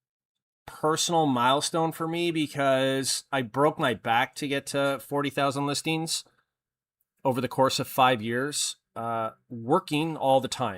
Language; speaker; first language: English; native; English